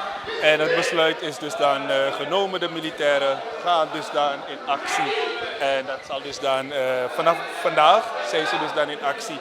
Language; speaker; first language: Dutch; native; Dutch